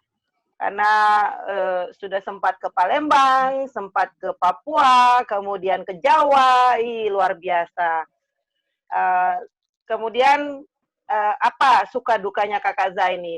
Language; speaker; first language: Indonesian; native; Indonesian